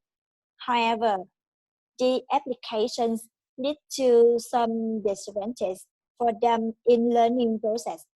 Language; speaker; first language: English; non-native, learner; Vietnamese